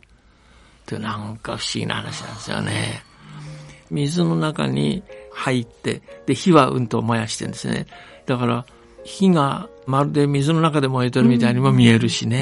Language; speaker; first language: Japanese; native; Japanese